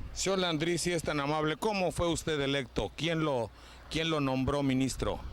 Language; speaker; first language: Spanish; native; Spanish